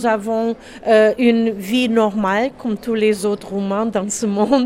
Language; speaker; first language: French; non-native, learner; German